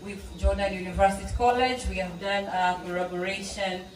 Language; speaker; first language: English; non-native, local second language; Swahili